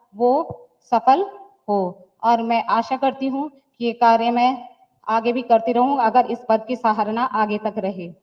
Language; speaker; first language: Hindi; native; Hindi